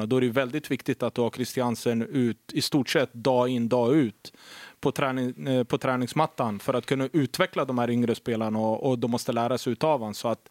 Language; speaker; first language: Swedish; native; Swedish